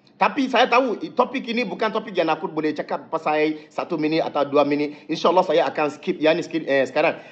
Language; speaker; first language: Malay; non-native, fluent; Yoruba